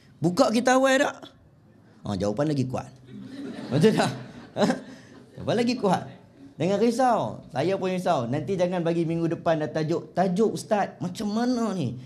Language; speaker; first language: Malay; native; Malay